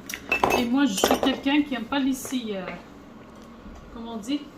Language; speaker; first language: French; non-native, fluent; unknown